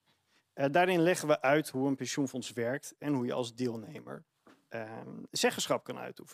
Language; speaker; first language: Dutch; native; Dutch